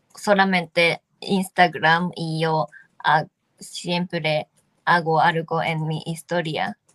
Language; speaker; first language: Spanish; non-native, fluent; Japanese